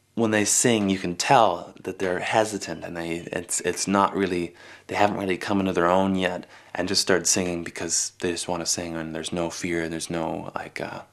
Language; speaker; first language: English; native; English